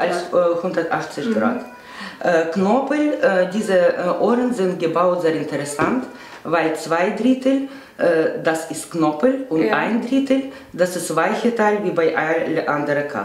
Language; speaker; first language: German; non-native, learner; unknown